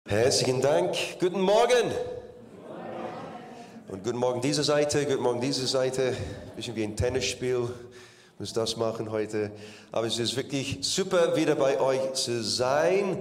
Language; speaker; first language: German; non-native, fluent; English